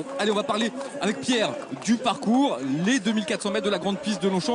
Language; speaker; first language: French; native; French